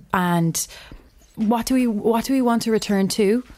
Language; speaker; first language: English; native; English